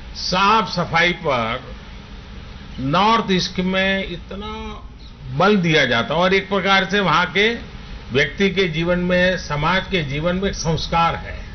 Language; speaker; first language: Hindi; non-native, local second language; Gujarati